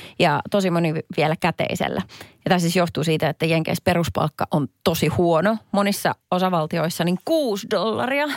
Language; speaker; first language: Finnish; native; Finnish